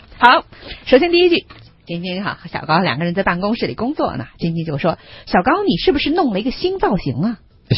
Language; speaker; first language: Chinese; native; Chinese